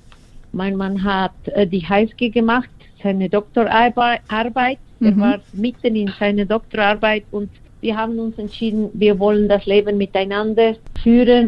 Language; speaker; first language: German; non-native, fluent; Spanish